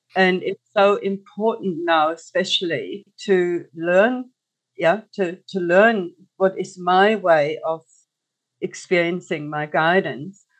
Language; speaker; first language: English; non-native, fluent; German